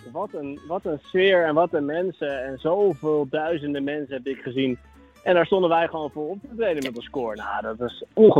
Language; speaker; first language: Dutch; native; Dutch